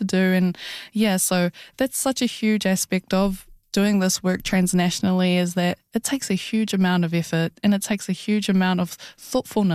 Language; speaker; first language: English; native; English